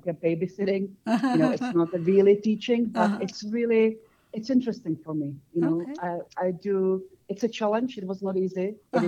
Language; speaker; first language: English; non-native, fluent; Czech